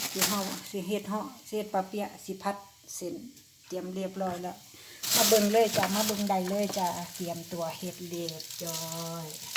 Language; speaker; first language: Thai; native; Thai